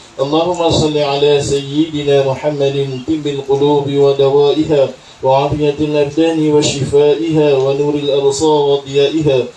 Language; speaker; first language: Arabic; non-native, fluent; Malay